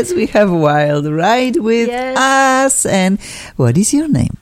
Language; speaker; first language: English; non-native, fluent; Polish